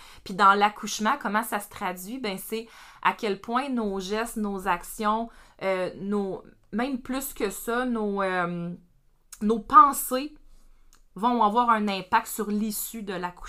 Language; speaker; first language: French; native; French